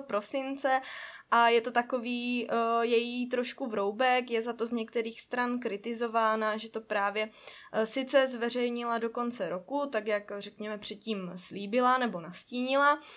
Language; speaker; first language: Czech; native; Czech